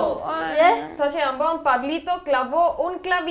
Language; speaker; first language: Korean; non-native, learner; Spanish